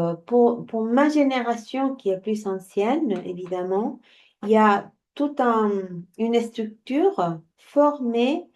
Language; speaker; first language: French; non-native, fluent; Spanish